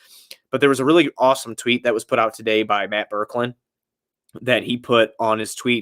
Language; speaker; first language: English; native; English